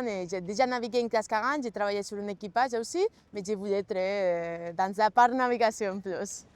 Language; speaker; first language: French; non-native, fluent; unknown